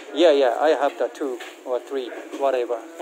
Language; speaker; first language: English; non-native, learner; Japanese